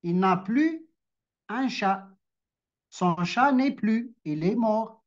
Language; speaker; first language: French; non-native, local second language; Arabic